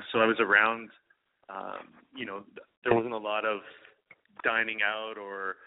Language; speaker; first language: English; native; English